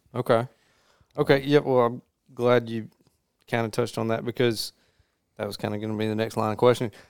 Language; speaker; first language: English; native; English